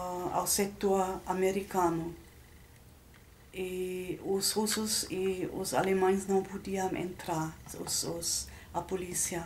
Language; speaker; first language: Portuguese; non-native, fluent; German